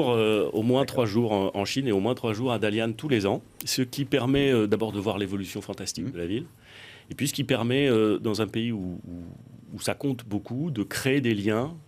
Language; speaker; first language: French; native; French